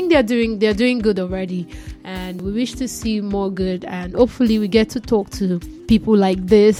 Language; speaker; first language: English; non-native, local second language; Yoruba